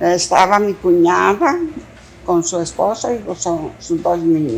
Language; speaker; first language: Spanish; non-native, fluent; Greek